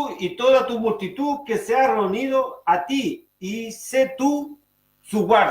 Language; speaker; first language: Spanish; native; Spanish